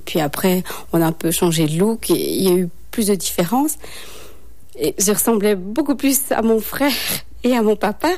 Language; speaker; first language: French; native; French